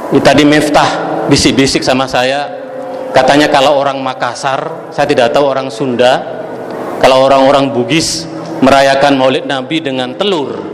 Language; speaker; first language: Indonesian; non-native, local second language; Madurese